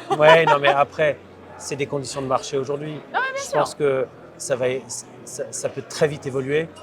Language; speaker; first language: French; native; French